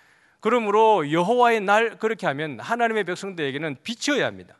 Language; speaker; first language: Korean; native; Korean